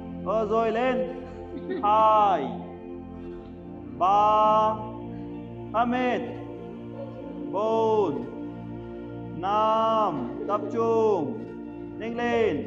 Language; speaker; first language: Vietnamese; non-native, learner; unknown